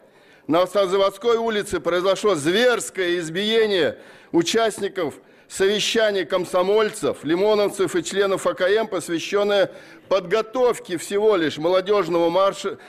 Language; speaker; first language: Russian; native; Russian